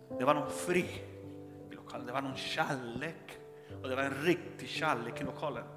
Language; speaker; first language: Swedish; non-native, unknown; Spanish